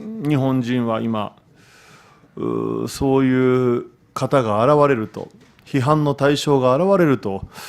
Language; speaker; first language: Japanese; native; Japanese